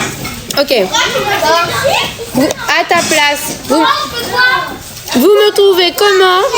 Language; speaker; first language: French; native; French